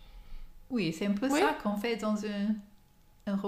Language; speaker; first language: French; non-native, fluent; English